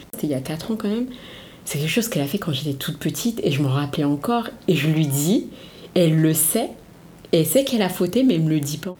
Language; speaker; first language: French; early bilingual, other home language; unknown